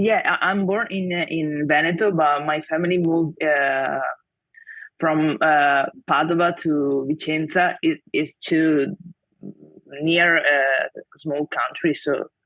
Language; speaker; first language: English; non-native, fluent; Italian